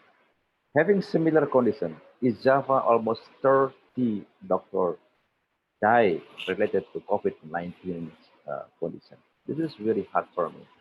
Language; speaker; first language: English; non-native, local second language; Indonesian